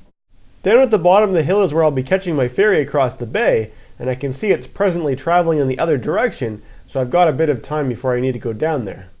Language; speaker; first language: English; native; English